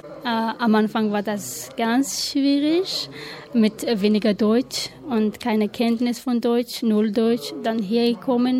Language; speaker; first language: German; non-native, learner; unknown